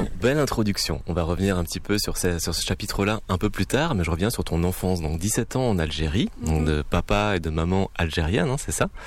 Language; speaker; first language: French; native; French